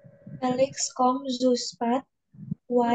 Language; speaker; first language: German; non-native, learner; Indonesian